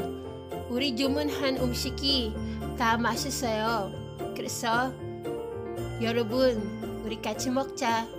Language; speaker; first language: Korean; non-native, learner; Filipino